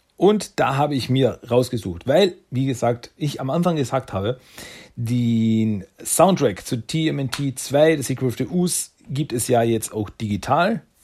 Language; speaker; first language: German; native; German